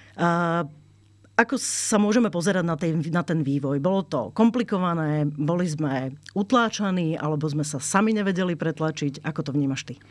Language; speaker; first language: Slovak; native; Slovak